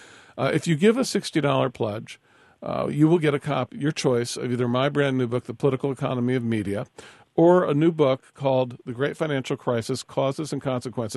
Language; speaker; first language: English; native; English